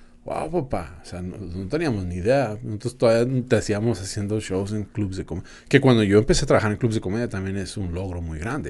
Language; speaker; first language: Spanish; native; Spanish